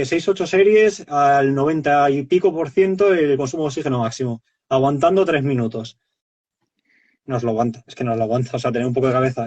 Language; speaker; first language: Spanish; native; Spanish